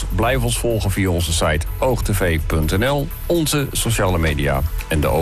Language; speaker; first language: Dutch; native; Dutch